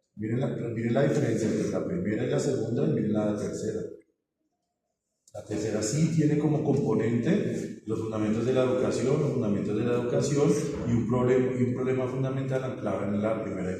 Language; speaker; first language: Spanish; native; Spanish